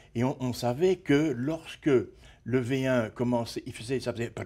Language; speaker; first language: French; native; French